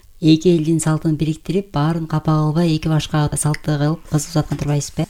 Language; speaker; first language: Kyrgyz; native; Kyrgyz